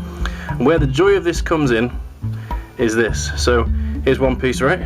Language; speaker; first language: English; native; English